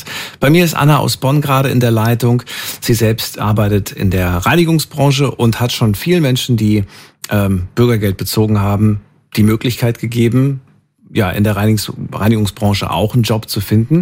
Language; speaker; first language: German; native; German